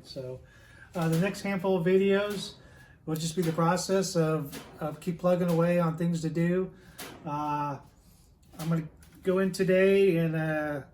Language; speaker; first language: English; native; English